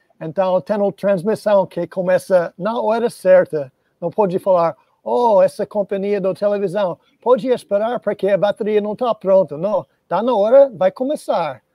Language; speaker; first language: Portuguese; non-native, fluent; English